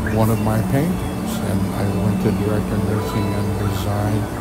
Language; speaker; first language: English; native; English